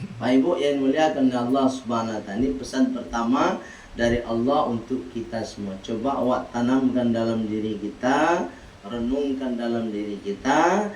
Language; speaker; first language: Malay; non-native, local second language; Minangkabau